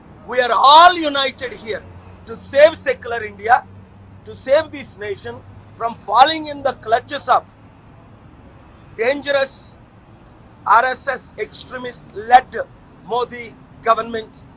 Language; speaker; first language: English; non-native, local second language; Telugu